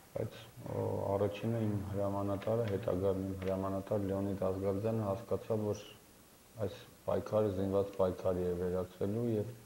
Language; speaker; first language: Armenian; native; Armenian